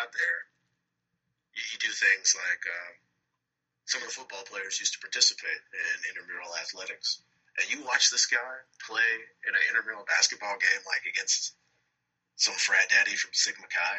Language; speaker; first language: English; native; English